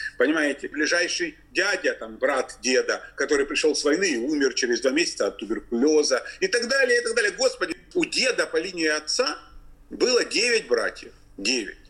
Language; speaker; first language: Russian; native; Russian